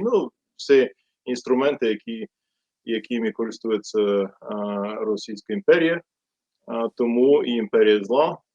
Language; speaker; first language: Ukrainian; non-native, fluent; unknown